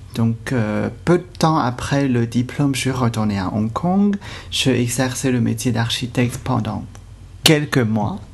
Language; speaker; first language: French; non-native, fluent; Cantonese